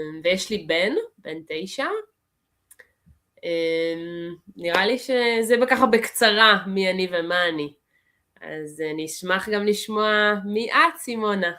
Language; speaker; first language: Hebrew; early bilingual, other home language; Russian